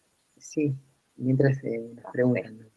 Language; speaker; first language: Spanish; native; Spanish